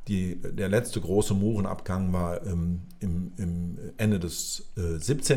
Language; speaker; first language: German; native; German